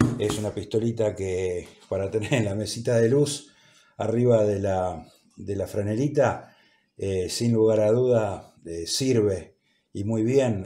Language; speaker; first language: Spanish; native; Spanish